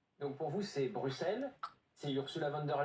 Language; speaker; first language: French; native; French